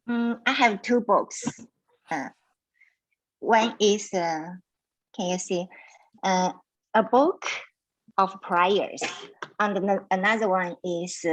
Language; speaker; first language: English; non-native, learner; Chinese